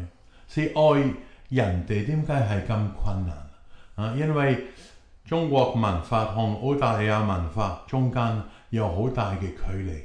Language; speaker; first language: Chinese; non-native, fluent; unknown